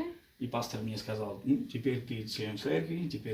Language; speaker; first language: Russian; native; Russian